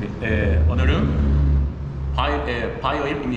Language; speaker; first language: Korean; non-native, learner; Spanish